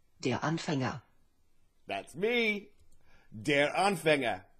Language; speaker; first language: German; non-native, learner; English